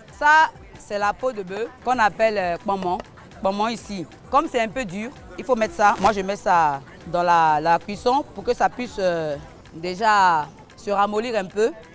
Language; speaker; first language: French; non-native, local second language; Yoruba